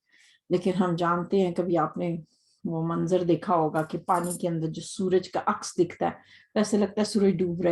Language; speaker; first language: Urdu; native; Urdu